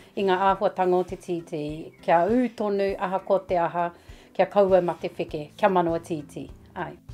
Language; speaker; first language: Māori; non-native, local second language; English